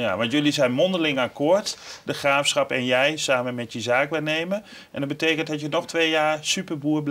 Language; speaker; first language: Dutch; native; Dutch